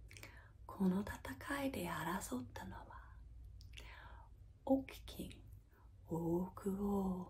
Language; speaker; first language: Japanese; non-native, fluent; English